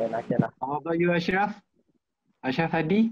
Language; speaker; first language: English; non-native, local second language; Malay